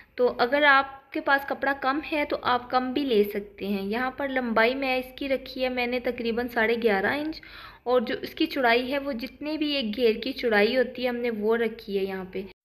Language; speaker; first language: Urdu; native; Urdu